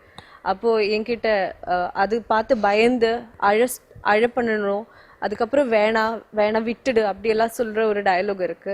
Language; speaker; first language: Tamil; non-native, learner; Malayalam